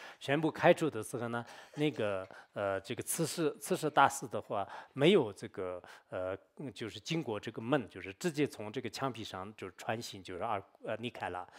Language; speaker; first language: Chinese; non-native, local second language; Tibetan